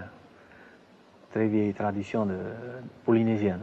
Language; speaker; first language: French; non-native, local second language; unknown